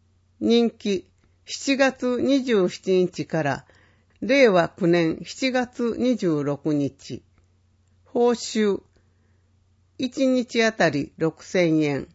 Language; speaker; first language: Japanese; native; Japanese